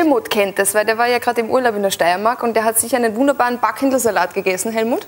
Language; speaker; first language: German; native; German